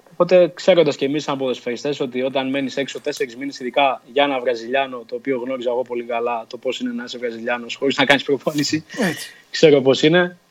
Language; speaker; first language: Greek; early bilingual, other home language; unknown